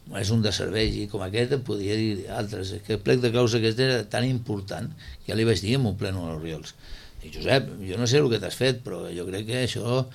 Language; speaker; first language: Catalan; native; Catalan